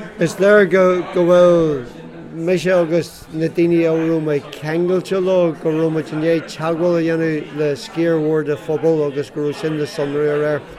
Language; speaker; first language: Irish; non-native, local second language; English